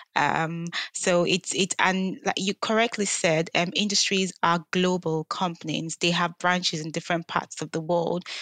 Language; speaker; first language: English; non-native, local second language; Yoruba